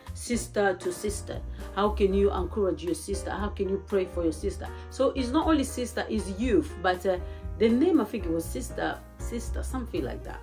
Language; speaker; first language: English; non-native, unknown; Lingala